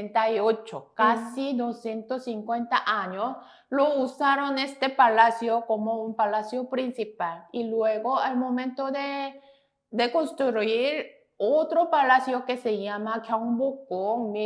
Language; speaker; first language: Spanish; non-native, fluent; Korean